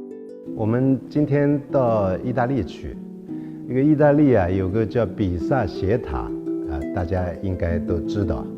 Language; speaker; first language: Chinese; native; Chinese